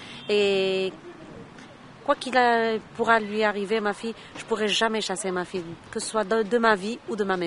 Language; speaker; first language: French; non-native, local second language; Arabic